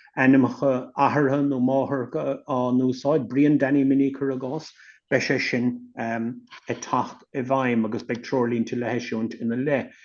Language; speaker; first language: Irish; native; Irish